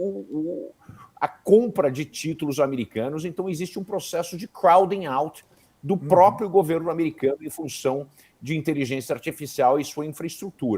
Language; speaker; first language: Portuguese; native; Portuguese